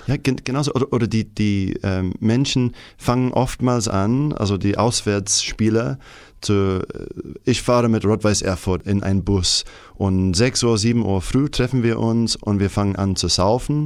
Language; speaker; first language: German; non-native, fluent; English